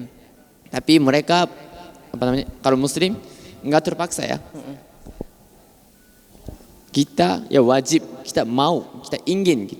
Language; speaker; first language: Indonesian; non-native, fluent; Japanese